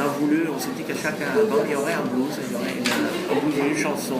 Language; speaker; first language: French; non-native, fluent; Spanish